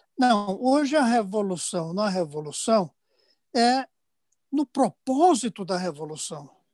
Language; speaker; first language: Portuguese; native; Portuguese